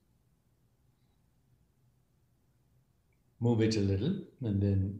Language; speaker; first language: English; non-native, local second language; Hindi